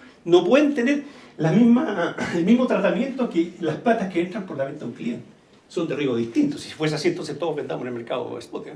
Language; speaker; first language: Spanish; native; Spanish